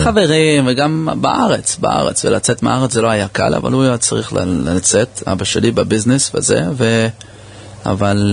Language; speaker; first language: Hebrew; early bilingual, heritage; English